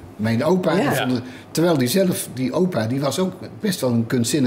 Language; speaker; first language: Dutch; native; Dutch